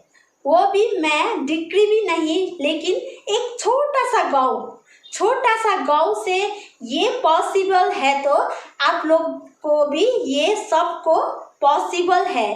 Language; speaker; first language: Hindi; non-native, local second language; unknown